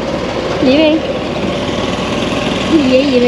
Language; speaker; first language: Vietnamese; native; Vietnamese